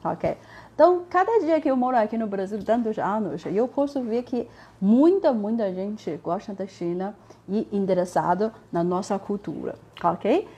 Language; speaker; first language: Portuguese; non-native, fluent; Chinese